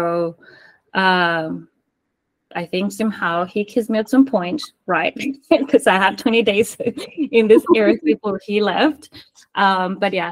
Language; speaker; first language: English; non-native, fluent; Spanish